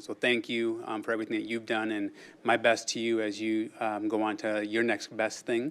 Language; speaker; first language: English; native; English